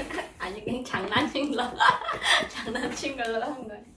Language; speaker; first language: Korean; non-native, fluent; Khmer